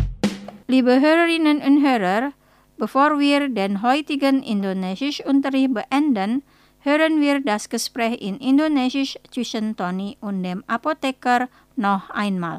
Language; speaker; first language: German; non-native, fluent; Indonesian